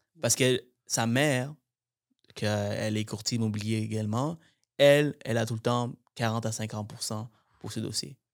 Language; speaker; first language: French; native; French